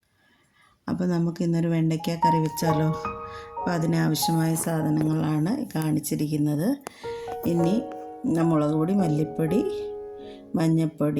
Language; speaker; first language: Malayalam; native; Malayalam